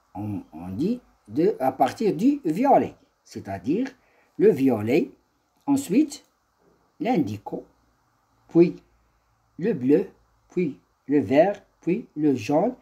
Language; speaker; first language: French; non-native, local second language; Arabic